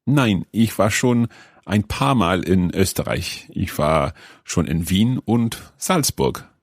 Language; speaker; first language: German; non-native, learner; English